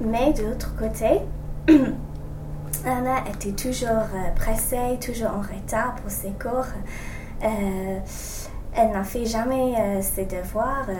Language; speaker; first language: French; non-native, learner; English